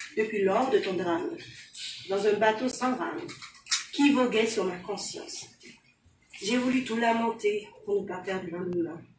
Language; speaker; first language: French; non-native, local second language; Haitian Creole